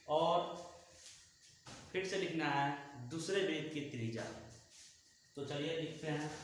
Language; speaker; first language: Hindi; native; Hindi